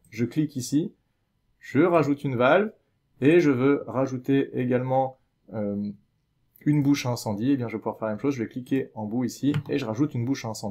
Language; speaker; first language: French; native; French